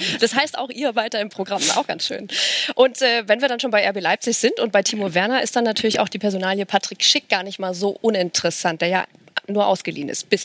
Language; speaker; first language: German; native; German